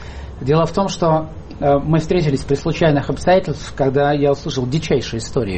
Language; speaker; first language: Russian; native; Russian